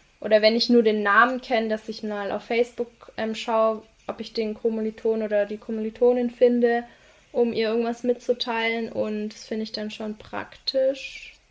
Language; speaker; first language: German; native; German